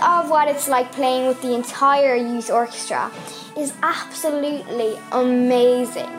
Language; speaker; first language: English; native; English